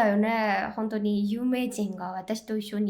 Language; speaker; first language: Japanese; non-native, fluent; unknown